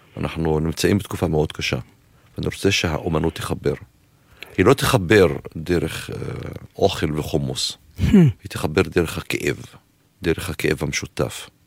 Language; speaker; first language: Hebrew; non-native, local second language; Arabic